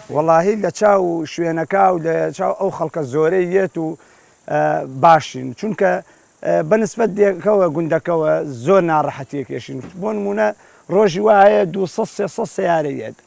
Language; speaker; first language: Central Kurdish; native; Central Kurdish